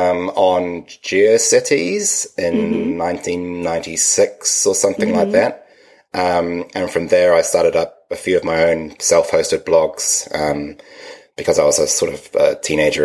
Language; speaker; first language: English; native; English